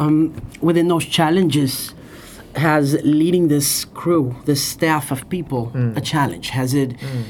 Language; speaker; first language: English; non-native, fluent; Spanish